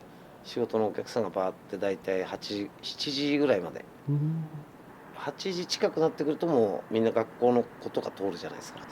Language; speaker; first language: Japanese; native; Japanese